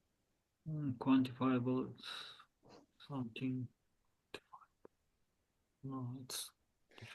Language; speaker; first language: English; non-native, learner; Azerbaijani